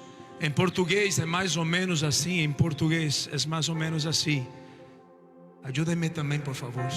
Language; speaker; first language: Spanish; non-native, local second language; Portuguese